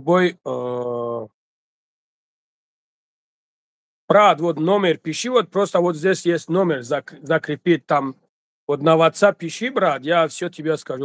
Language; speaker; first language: Russian; non-native, learner; Tajik